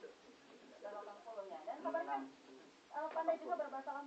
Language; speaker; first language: Indonesian; native; Indonesian